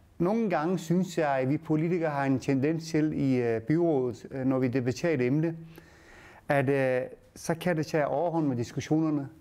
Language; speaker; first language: Danish; early bilingual, other home language; Turkish